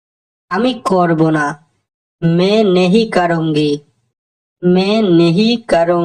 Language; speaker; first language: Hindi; non-native, fluent; Bangla